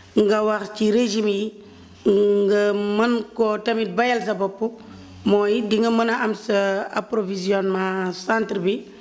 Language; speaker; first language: Wolof; non-native, local second language; Fula